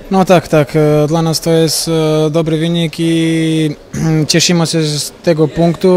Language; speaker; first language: Polish; non-native, fluent; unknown